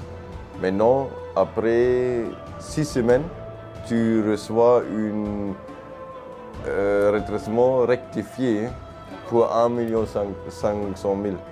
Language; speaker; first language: French; non-native, learner; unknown